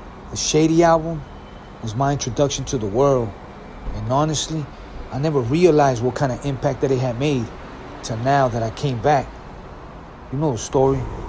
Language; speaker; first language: English; early bilingual, other home language; Spanish